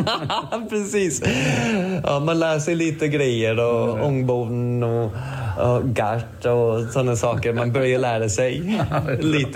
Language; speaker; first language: Swedish; non-native, fluent; English